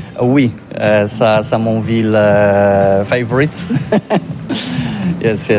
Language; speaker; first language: French; non-native, learner; Polish